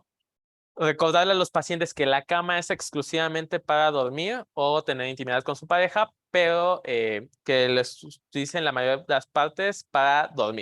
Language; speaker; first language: Spanish; native; Spanish